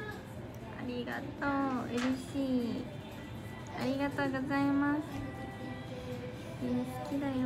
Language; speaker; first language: Japanese; native; Japanese